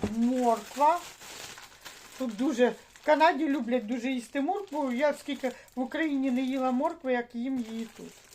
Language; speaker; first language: Ukrainian; native; Ukrainian